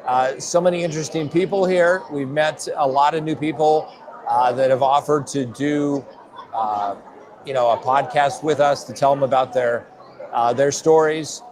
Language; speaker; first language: English; native; English